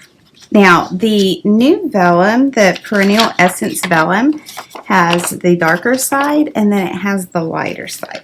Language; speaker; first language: English; native; English